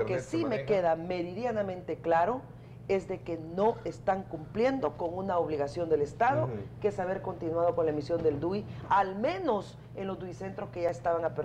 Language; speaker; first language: Spanish; native; Spanish